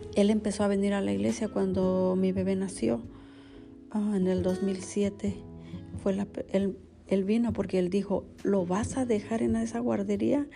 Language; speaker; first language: Spanish; native; Spanish